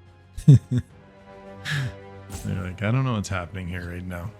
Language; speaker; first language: English; native; English